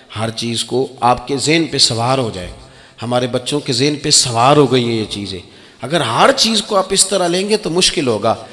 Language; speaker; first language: Urdu; non-native, local second language; Punjabi